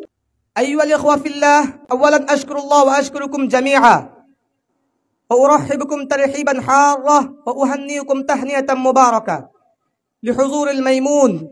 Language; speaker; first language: Arabic; non-native, learner; Bangla